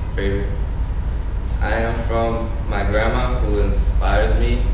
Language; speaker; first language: English; non-native, fluent; Spanish